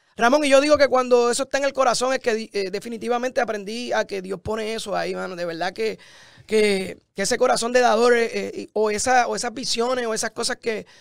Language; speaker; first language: Spanish; native; Spanish